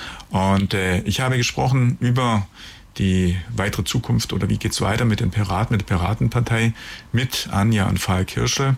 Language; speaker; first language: German; native; German